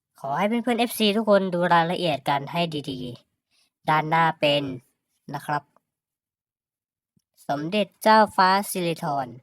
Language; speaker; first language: Thai; native; Thai